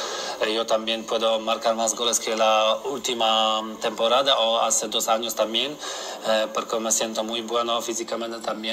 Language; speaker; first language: Spanish; non-native, learner; Polish